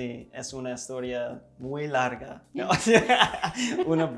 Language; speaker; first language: Spanish; non-native, fluent; English